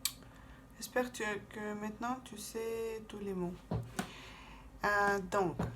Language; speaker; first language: French; non-native, fluent; Russian